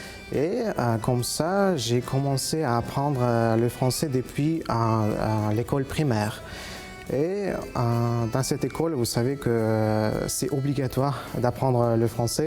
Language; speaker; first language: French; non-native, fluent; Uzbek